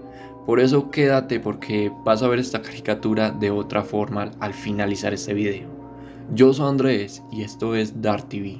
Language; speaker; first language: Spanish; native; Spanish